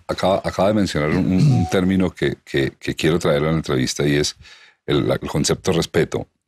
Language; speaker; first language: Spanish; native; Spanish